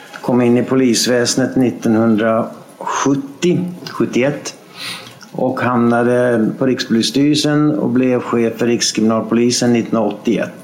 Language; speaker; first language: Swedish; native; Swedish